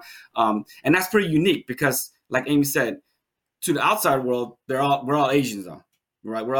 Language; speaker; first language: English; native; English